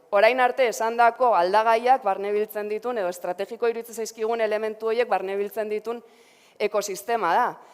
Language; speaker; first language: Basque; native; Basque